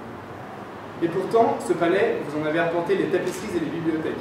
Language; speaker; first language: French; native; French